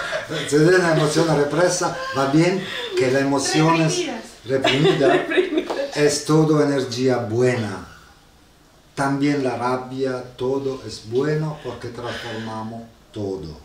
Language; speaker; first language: Spanish; non-native, learner; Italian